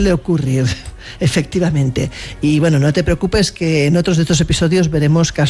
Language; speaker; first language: Spanish; native; Spanish